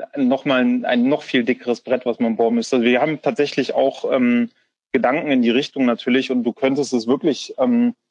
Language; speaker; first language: German; native; German